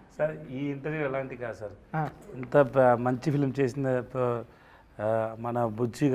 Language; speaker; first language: Telugu; non-native, learner; Tamil